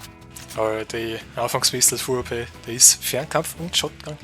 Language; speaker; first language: German; native; German